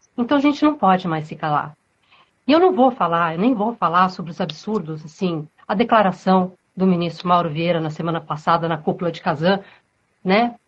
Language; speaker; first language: Portuguese; native; Portuguese